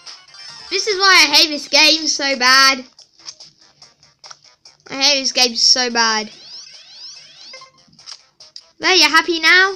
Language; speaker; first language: English; native; English